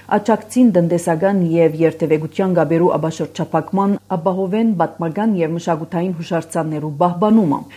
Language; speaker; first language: Armenian; early bilingual, heritage; Armenian